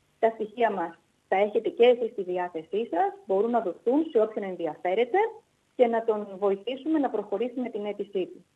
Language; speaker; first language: Greek; native; Greek